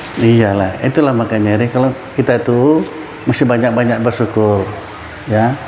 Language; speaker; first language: Indonesian; non-native, local second language; Minangkabau